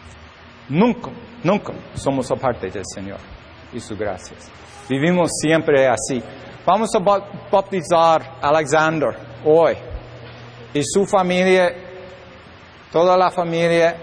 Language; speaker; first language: Spanish; non-native, learner; English